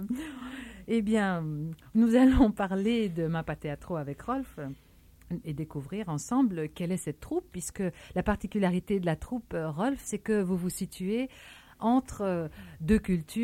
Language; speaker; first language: French; native; French